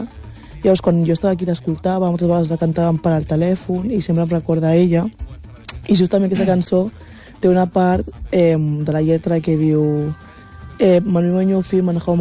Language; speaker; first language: Catalan; early bilingual, other home language; Wolof